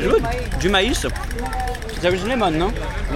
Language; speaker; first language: English; non-native, learner; French